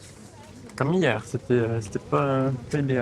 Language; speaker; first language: French; native; French